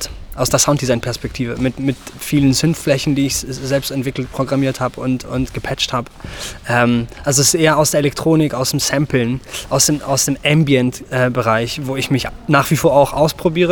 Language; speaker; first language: German; native; German